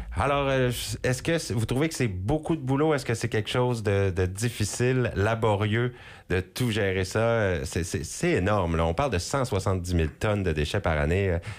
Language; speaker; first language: French; native; French